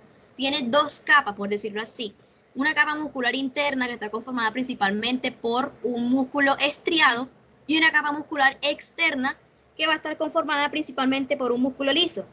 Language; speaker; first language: Spanish; native; Spanish